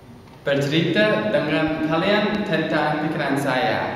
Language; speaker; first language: Indonesian; non-native, learner; English